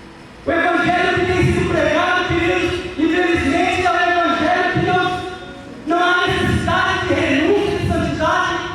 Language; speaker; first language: Portuguese; native; Portuguese